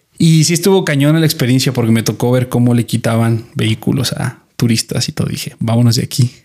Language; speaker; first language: Spanish; native; Spanish